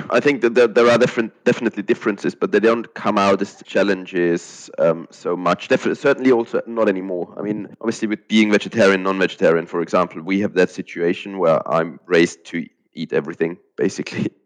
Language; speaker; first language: English; non-native, fluent; German